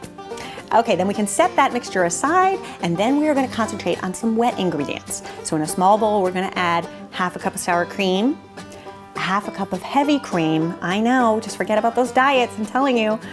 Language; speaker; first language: English; native; English